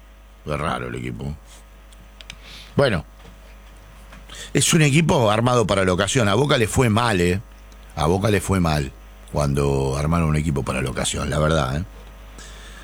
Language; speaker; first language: Spanish; native; Spanish